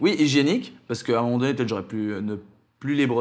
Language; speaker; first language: French; native; French